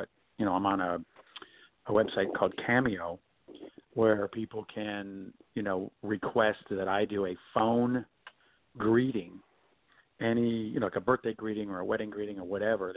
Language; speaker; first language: English; native; English